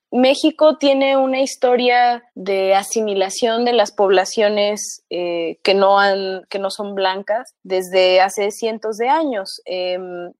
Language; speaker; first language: Spanish; early bilingual, heritage; Spanish